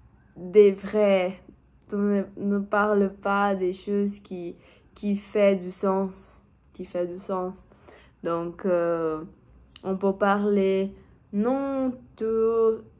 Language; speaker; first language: French; non-native, learner; Portuguese